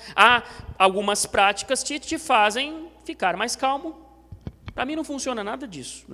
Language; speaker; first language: Portuguese; native; Portuguese